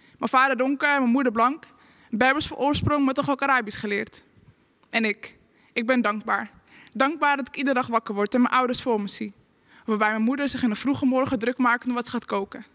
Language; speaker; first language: Dutch; early bilingual, other home language; Arabic